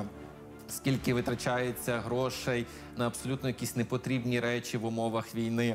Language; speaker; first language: Ukrainian; native; Ukrainian